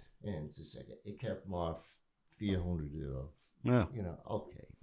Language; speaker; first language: Dutch; non-native, learner; English